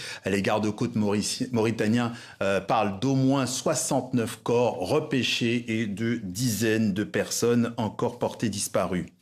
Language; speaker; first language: French; native; French